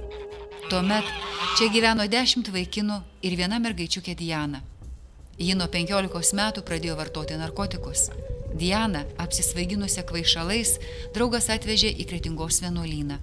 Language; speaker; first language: Lithuanian; native; Lithuanian